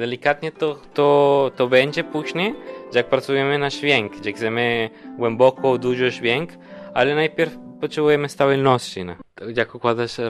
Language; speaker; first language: Polish; non-native, learner; Spanish